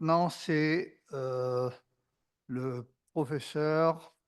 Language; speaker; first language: French; non-native, fluent; Spanish